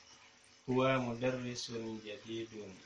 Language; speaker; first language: Arabic; non-native, learner; Indonesian